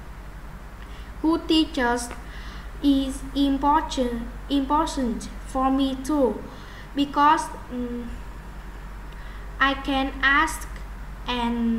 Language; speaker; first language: English; non-native, learner; Vietnamese